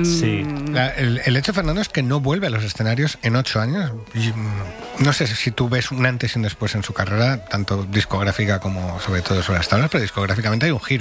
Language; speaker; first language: Spanish; native; Spanish